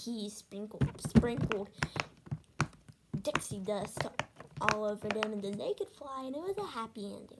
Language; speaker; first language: English; native; English